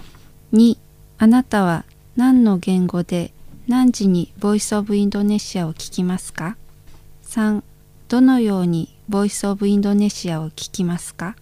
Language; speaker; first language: Japanese; non-native, fluent; Indonesian